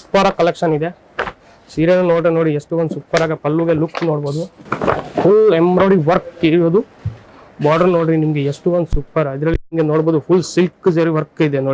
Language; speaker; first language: Kannada; non-native, fluent; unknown